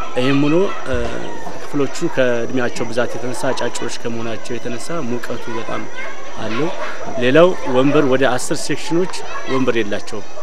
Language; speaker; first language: Amharic; native; Amharic